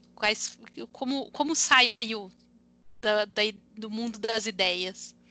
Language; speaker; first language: Portuguese; native; Portuguese